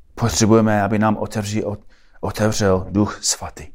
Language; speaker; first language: Czech; non-native, fluent; English